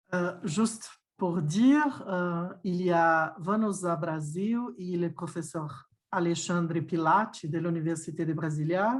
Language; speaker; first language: French; non-native, fluent; Portuguese